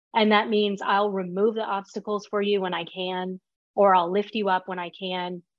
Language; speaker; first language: English; native; English